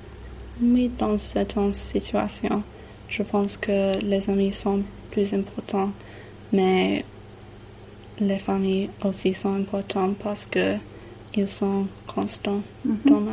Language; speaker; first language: French; non-native, learner; English